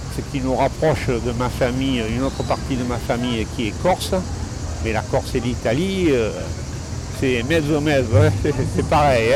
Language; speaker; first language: French; native; French